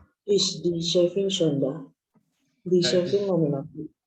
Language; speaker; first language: German; non-native, learner; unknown